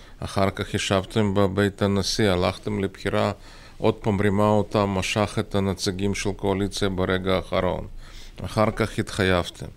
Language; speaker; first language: Hebrew; non-native, fluent; Russian